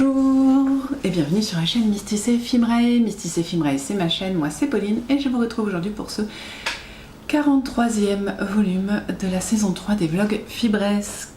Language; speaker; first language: French; native; French